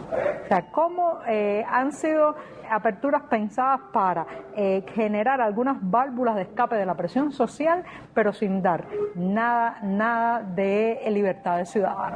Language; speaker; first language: Spanish; native; Spanish